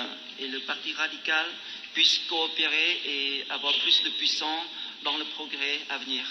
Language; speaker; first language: French; non-native, fluent; Khmer